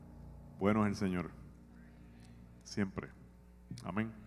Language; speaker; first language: Spanish; native; Spanish